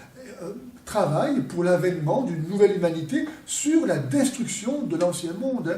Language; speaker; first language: French; native; French